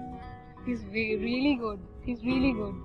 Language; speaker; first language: English; non-native, local second language; Hindi